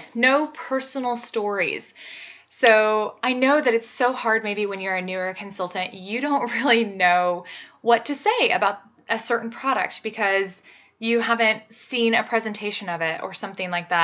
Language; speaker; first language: English; native; English